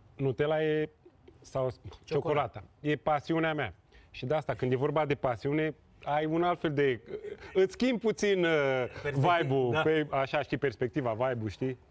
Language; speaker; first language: Romanian; native; Romanian